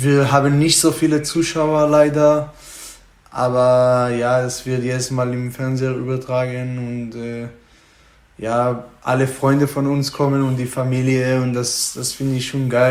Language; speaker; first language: German; non-native, fluent; Hebrew